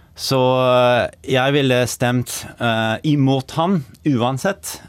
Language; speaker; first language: Norwegian; non-native, fluent; English